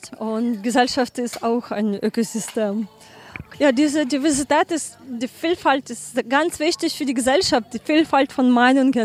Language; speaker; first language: German; non-native, learner; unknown